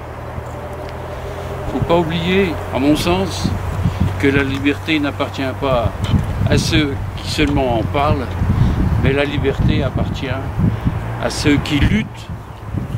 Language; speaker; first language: French; native; French